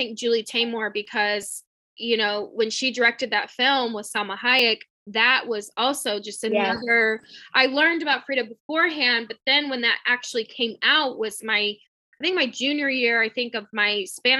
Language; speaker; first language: English; native; English